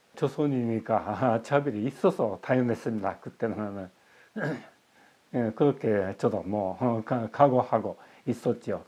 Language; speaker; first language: Korean; early bilingual, heritage; Japanese